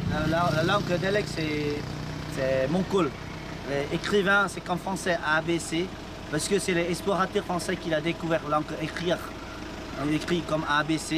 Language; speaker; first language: French; non-native, local second language; Lao